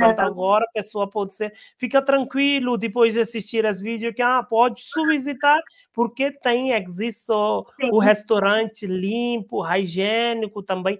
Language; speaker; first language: Portuguese; non-native, learner; Hindi